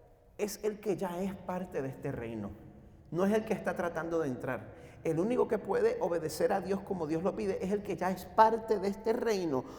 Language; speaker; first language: Spanish; native; Spanish